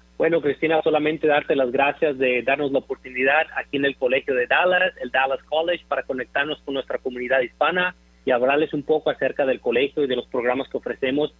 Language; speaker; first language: Spanish; native; Spanish